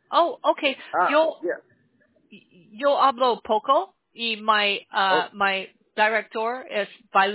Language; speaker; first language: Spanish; non-native, learner; English